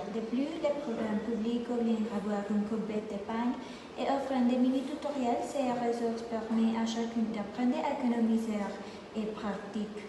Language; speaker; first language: French; non-native, learner; Spanish